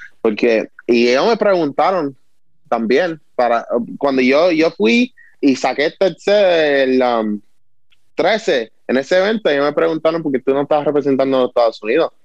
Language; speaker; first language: Spanish; early bilingual, heritage; Spanish